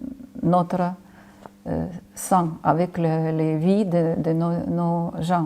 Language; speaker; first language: French; non-native, fluent; Ukrainian